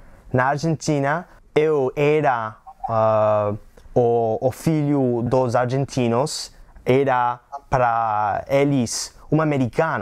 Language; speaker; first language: Portuguese; non-native, learner; English